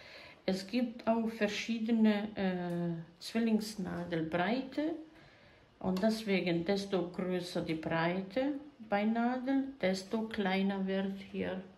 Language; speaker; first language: German; non-native, fluent; Croatian